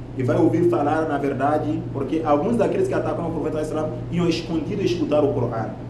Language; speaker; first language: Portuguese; non-native, fluent; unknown